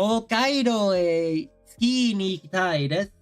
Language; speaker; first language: Japanese; non-native, learner; English